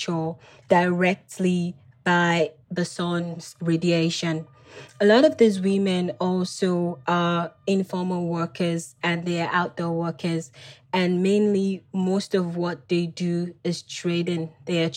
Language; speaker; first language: English; non-native, local second language; Krio